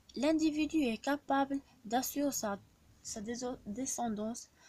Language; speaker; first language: French; non-native, local second language; Arabic